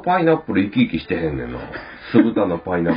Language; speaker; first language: Japanese; native; Japanese